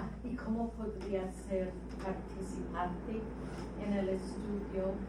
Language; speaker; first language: Spanish; non-native, fluent; English